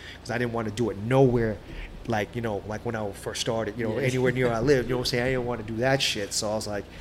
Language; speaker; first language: English; native; English